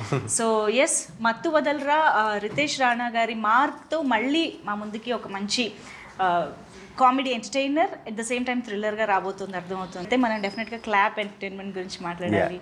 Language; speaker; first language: Telugu; native; Telugu